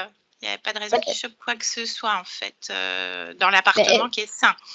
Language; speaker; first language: French; native; French